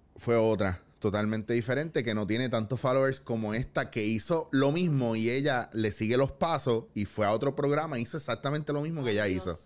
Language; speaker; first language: Spanish; native; Spanish